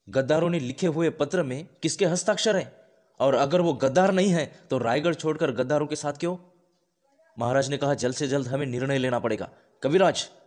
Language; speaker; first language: Hindi; non-native, local second language; Marathi